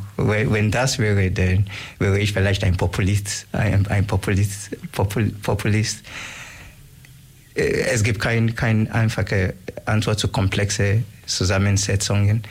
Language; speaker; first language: German; non-native, learner; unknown